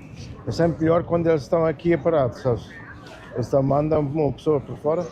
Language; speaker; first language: Portuguese; non-native, learner; German